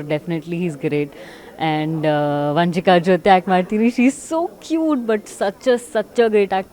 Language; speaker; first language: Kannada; non-native, learner; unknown